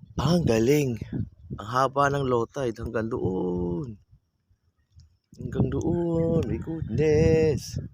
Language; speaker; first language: Filipino; non-native, local second language; Bikol